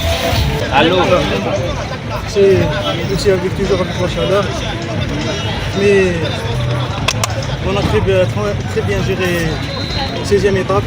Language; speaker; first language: French; non-native, learner; Arabic